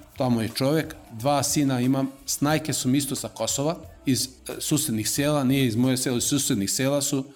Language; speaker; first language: Serbian; non-native, local second language; Macedonian